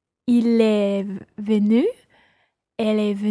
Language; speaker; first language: French; non-native, learner; English